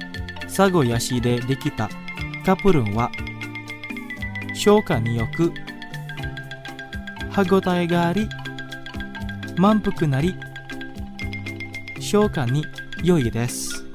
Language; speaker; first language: Japanese; non-native, fluent; Indonesian